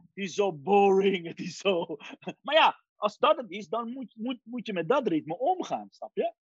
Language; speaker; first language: Dutch; early bilingual, other home language; Persian